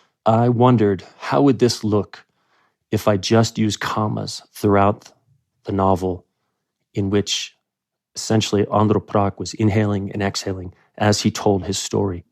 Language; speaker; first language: English; native; English